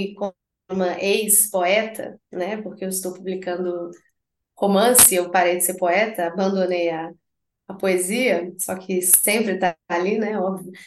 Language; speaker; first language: Portuguese; native; Portuguese